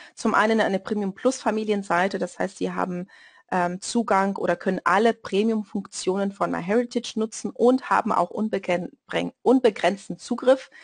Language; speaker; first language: German; non-native, fluent; Portuguese